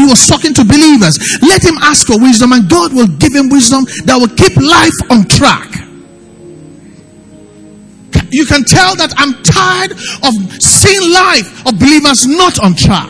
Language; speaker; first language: English; non-native, local second language; Yoruba